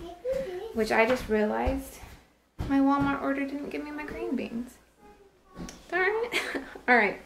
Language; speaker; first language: English; native; English